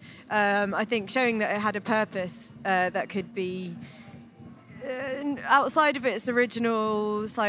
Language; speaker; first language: English; native; English